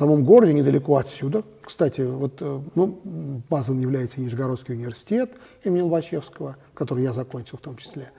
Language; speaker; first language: Russian; native; Russian